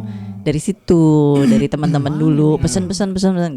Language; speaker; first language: Indonesian; native; Indonesian